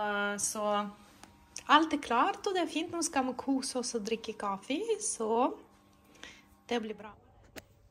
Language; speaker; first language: Norwegian; non-native, fluent; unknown